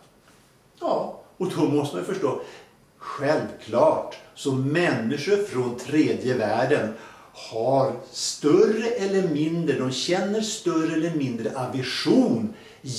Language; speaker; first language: Swedish; native; Swedish